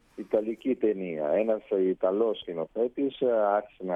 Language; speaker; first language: Greek; non-native, fluent; Italian